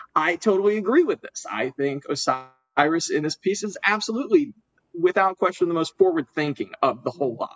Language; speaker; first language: English; native; English